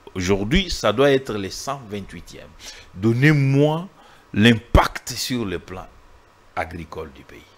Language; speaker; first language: French; non-native, local second language; Swahili